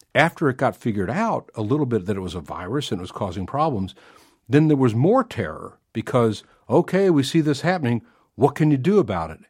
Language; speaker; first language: English; native; English